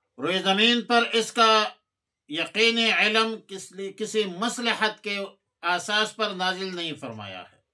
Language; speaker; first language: Urdu; non-native, local second language; Pashto